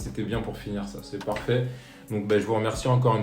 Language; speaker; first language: French; native; French